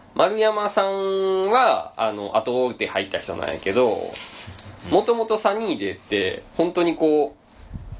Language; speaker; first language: Japanese; native; Japanese